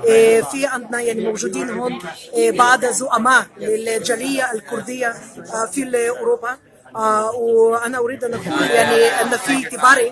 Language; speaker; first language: Arabic; non-native, learner; Hebrew